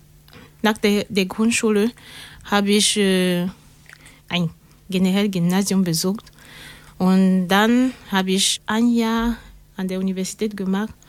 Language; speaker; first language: German; non-native, learner; French